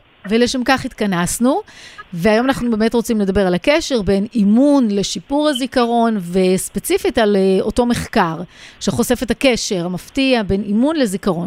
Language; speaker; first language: Hebrew; native; Hebrew